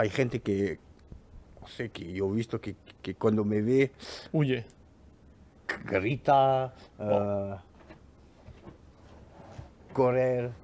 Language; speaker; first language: Spanish; non-native, learner; French